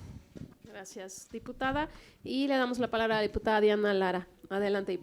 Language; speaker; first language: Spanish; native; Spanish